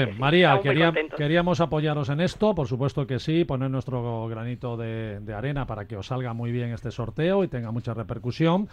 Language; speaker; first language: Spanish; native; Spanish